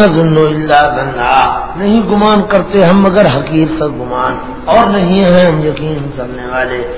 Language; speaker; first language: Urdu; non-native, local second language; Punjabi